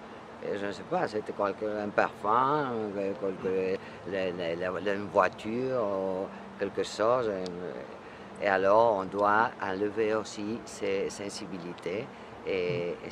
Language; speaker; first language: French; non-native, fluent; Spanish